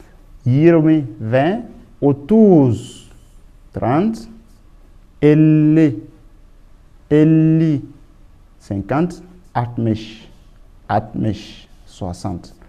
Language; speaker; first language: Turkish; non-native, learner; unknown